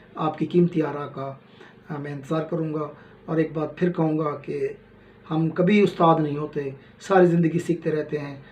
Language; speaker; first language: Urdu; non-native, local second language; Punjabi